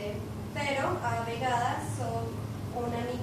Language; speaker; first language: Catalan; non-native, learner; Spanish